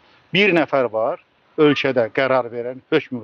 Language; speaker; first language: Azerbaijani; native; Azerbaijani